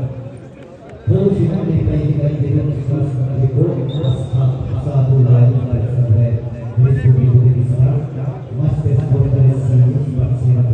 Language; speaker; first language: Russian; native; Russian